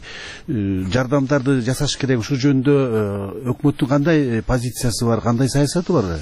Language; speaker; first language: Kyrgyz; native; Kyrgyz